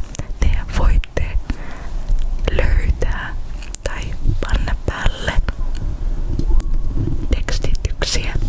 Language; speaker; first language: Finnish; non-native, fluent; Russian